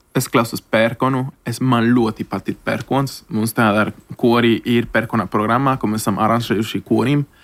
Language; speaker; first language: Latvian; non-native, fluent; Spanish